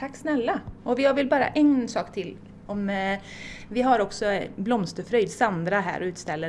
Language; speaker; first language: Swedish; native; Swedish